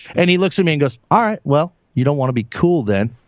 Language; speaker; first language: English; native; English